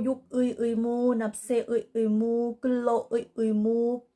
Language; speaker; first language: Korean; non-native, learner; Thai